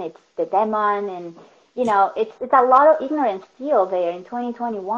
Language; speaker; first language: English; non-native, fluent; Spanish